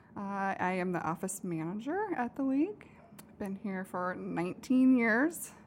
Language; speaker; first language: English; native; English